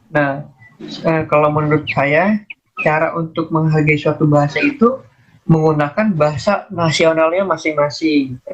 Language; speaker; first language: Indonesian; native; Indonesian